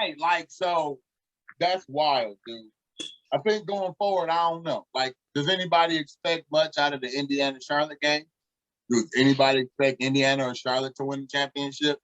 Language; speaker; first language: English; native; English